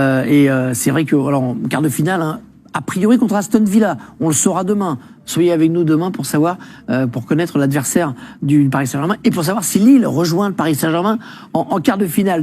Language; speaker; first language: French; native; French